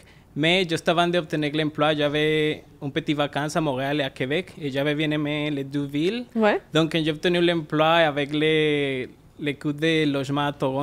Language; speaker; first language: French; non-native, fluent; Spanish